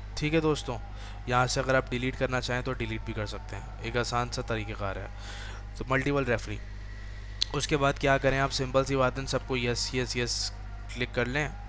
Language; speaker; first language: Urdu; native; Urdu